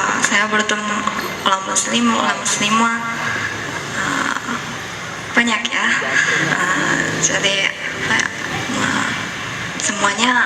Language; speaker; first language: Indonesian; non-native, learner; Japanese